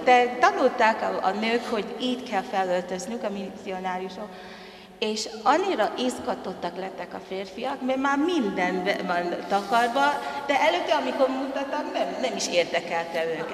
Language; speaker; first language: Hungarian; non-native, fluent; Tongan